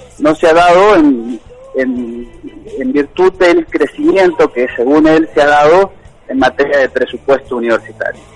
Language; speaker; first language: Spanish; native; Spanish